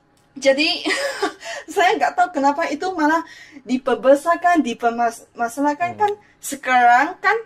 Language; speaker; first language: Indonesian; non-native, fluent; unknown